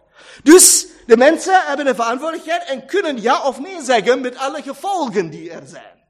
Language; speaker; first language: Dutch; non-native, learner; German